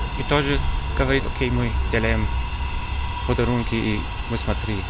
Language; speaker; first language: Russian; non-native, learner; German